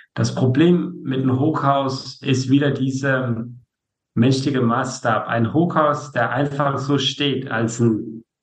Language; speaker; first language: German; non-native, fluent; Danish